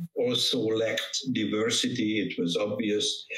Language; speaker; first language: English; non-native, fluent; Hungarian